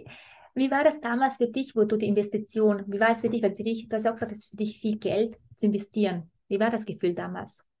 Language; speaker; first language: German; native; German